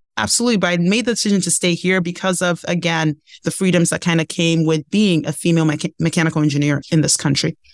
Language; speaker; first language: English; non-native, local second language; Ibibio